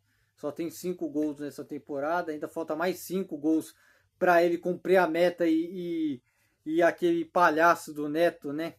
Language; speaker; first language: Portuguese; native; Portuguese